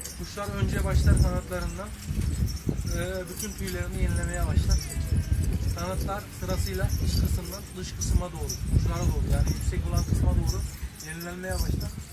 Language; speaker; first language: Turkish; native; Turkish